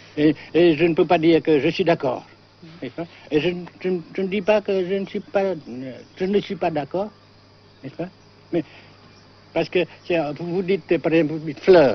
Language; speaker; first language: French; non-native, fluent; Vietnamese